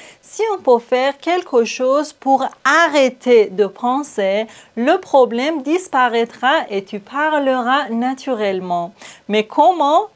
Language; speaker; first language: French; non-native, fluent; Persian